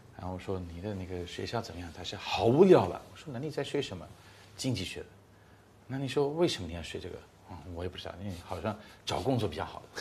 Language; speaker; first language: Chinese; non-native, fluent; English